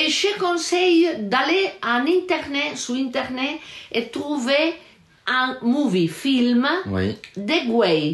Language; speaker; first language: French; non-native, learner; Galician